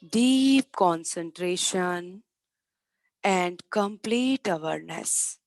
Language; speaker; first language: English; non-native, local second language; Hindi